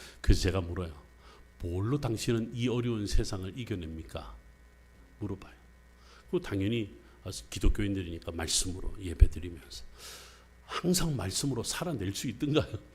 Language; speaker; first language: Korean; native; Korean